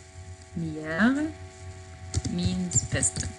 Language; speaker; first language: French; non-native, fluent; Arabic